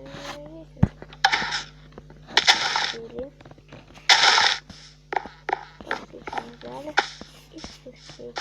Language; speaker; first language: Russian; native; Russian